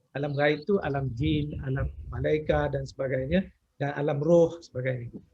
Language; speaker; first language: Malay; native; Malay